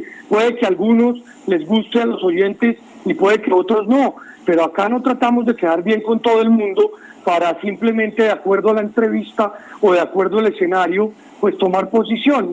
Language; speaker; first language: Spanish; native; Spanish